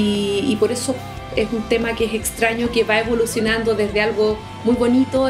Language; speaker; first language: Spanish; native; Spanish